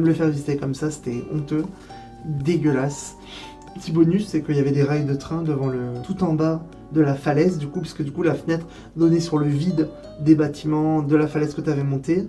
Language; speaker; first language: French; native; French